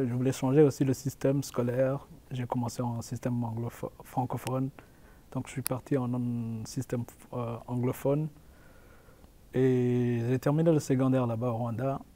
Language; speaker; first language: French; non-native, local second language; Rundi